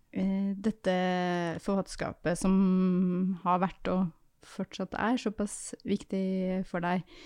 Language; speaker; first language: Norwegian; native; Norwegian